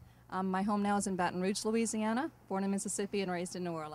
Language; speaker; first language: English; native; English